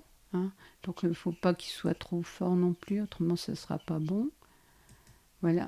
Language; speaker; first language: French; native; French